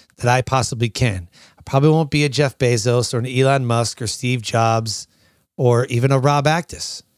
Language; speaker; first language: English; native; English